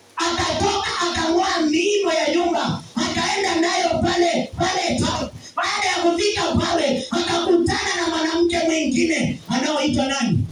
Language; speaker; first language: Swahili; non-native, local second language; Kamba